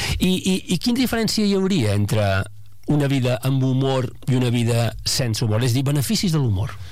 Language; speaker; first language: Catalan; native; Catalan